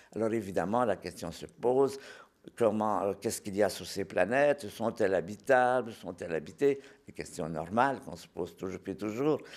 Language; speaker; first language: French; native; French